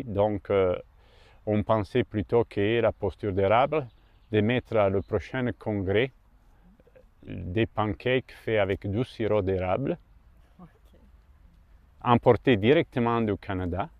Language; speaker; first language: French; non-native, fluent; Italian